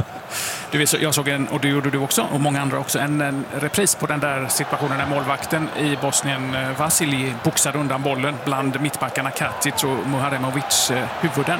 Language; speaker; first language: Swedish; native; Swedish